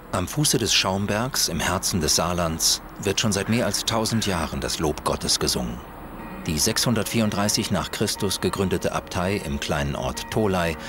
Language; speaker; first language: German; native; German